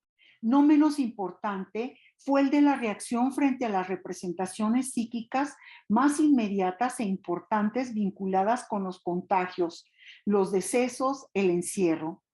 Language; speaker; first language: Spanish; native; Spanish